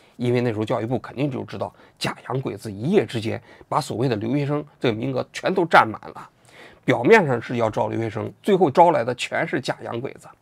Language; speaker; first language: Chinese; native; Chinese